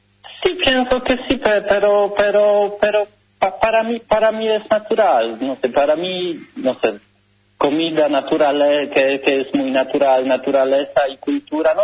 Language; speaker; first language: Spanish; non-native, learner; Polish